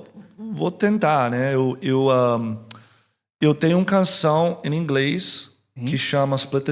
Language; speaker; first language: Portuguese; early bilingual, heritage; English